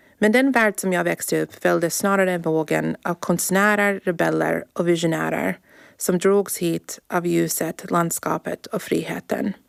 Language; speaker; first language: Swedish; early bilingual, heritage; Swedish